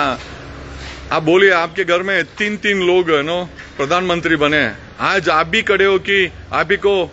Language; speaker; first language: Hindi; non-native, local second language; Kannada